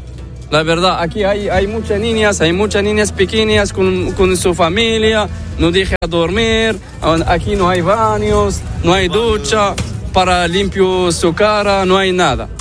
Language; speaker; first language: Spanish; non-native, learner; Arabic